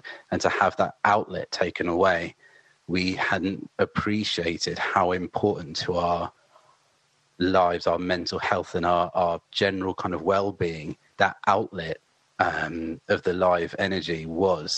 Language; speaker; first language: English; native; English